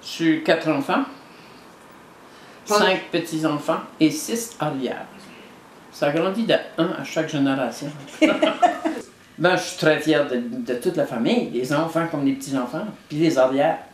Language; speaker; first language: French; native; French